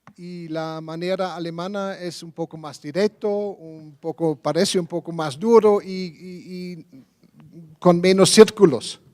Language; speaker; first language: Spanish; non-native, fluent; German